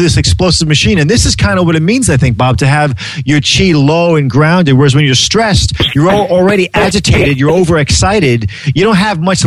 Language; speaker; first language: English; native; English